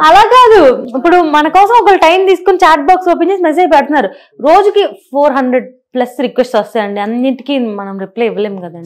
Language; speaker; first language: Telugu; native; Telugu